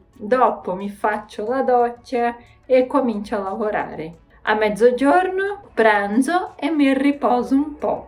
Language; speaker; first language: Italian; non-native, fluent; Portuguese